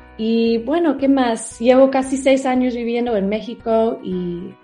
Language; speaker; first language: Spanish; non-native, fluent; English